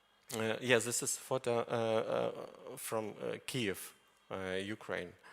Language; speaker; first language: English; non-native, learner; Ukrainian